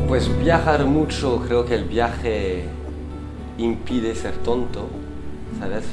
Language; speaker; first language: Spanish; non-native, fluent; French